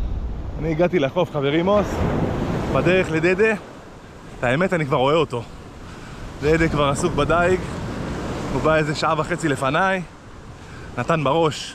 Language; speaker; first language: Hebrew; native; Hebrew